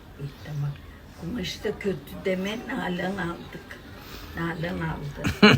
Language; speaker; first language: Turkish; native; Turkish